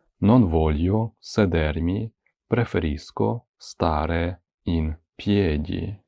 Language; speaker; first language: Italian; non-native, fluent; Ukrainian